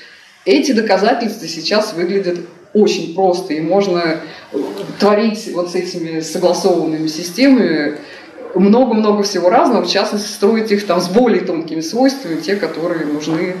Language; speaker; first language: Russian; native; Russian